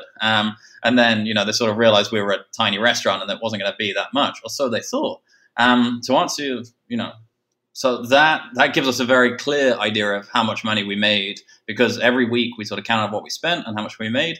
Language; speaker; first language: English; native; English